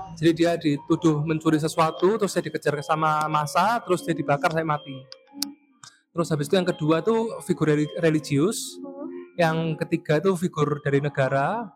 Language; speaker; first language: Indonesian; native; Indonesian